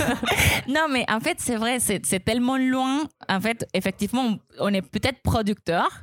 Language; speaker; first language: French; non-native, fluent; Spanish